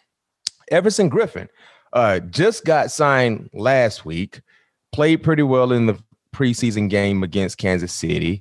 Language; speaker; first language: English; native; English